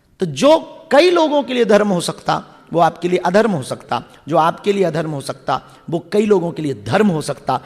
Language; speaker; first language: Hindi; native; Hindi